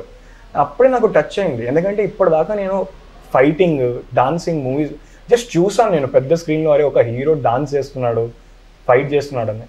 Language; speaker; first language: Telugu; non-native, local second language; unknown